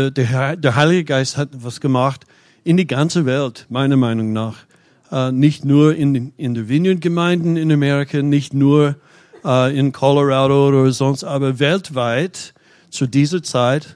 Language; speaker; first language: German; non-native, fluent; English